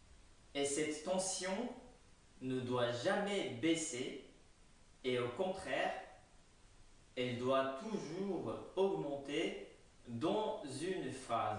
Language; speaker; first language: French; non-native, fluent; Japanese